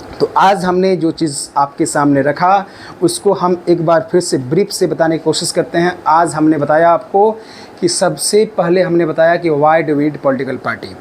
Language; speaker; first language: Hindi; native; Hindi